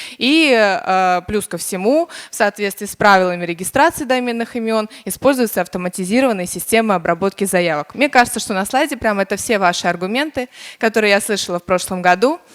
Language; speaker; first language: Russian; native; Russian